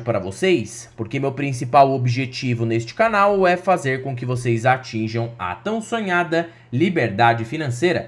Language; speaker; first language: Portuguese; native; Portuguese